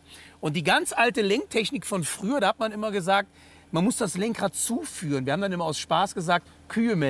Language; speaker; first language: German; native; German